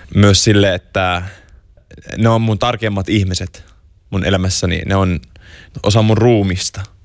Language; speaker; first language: Finnish; non-native, fluent; Arabic